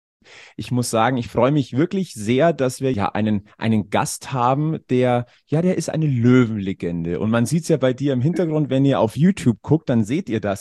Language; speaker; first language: German; native; German